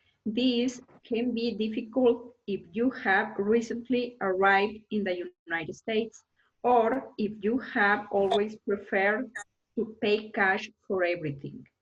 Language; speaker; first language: English; non-native, learner; Spanish